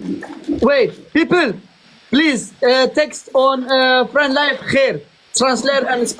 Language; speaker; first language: English; non-native, learner; Arabic